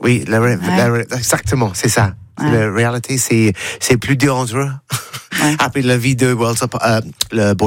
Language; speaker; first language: French; non-native, learner; English